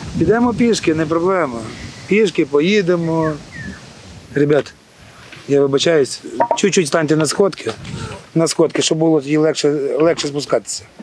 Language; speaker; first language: Ukrainian; native; Ukrainian